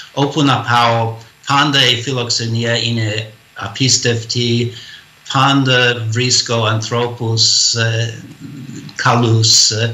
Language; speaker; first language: Greek; non-native, fluent; English